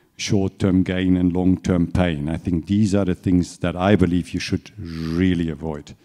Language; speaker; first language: English; non-native, fluent; German